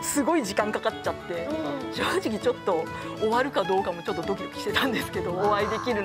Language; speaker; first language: Japanese; native; Japanese